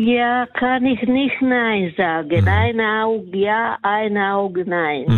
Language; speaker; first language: German; non-native, learner; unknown